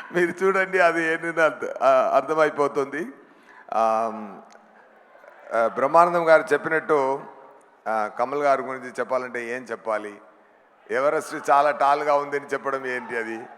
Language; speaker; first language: Telugu; non-native, learner; Tamil